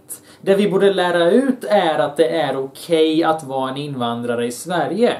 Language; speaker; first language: Swedish; early bilingual, other home language; Bosnian